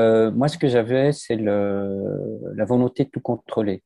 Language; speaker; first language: French; native; French